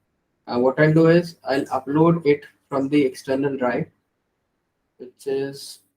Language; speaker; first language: English; non-native, local second language; Hindi